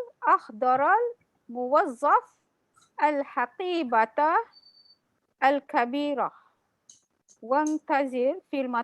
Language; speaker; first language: Arabic; non-native, learner; Malay